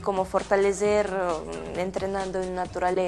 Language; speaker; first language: Spanish; non-native, learner; Russian